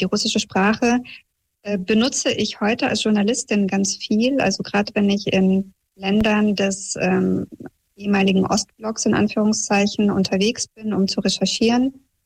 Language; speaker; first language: German; early bilingual, heritage; German